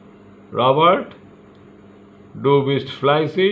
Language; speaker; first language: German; non-native, learner; Bangla